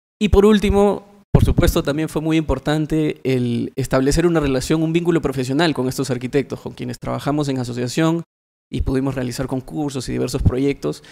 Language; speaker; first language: Spanish; native; Spanish